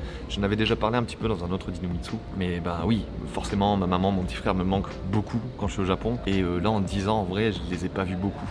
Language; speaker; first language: French; native; French